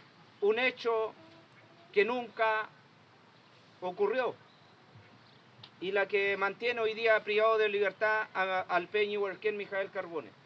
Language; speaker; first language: Spanish; native; Spanish